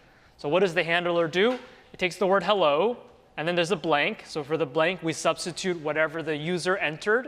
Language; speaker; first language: English; native; English